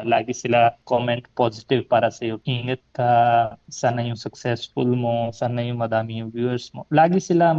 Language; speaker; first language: Filipino; non-native, fluent; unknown